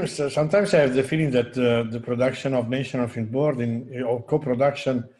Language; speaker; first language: English; non-native, fluent; Italian